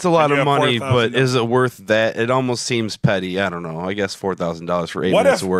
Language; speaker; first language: English; native; English